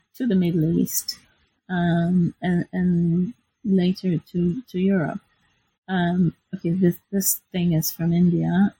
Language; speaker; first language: English; non-native, fluent; Hebrew